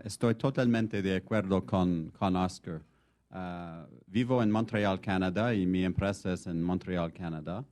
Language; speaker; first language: Spanish; non-native, fluent; French